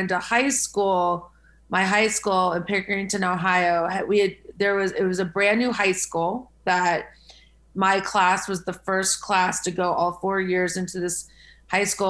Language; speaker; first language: English; native; English